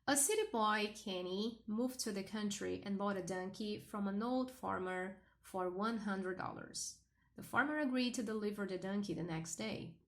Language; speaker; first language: English; non-native, fluent; Portuguese